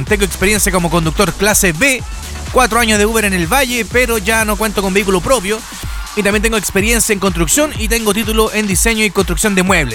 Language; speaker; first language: Spanish; native; Spanish